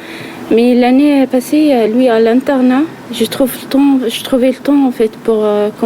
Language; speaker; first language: French; non-native, learner; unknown